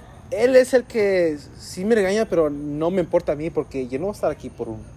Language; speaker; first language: Spanish; non-native, learner; English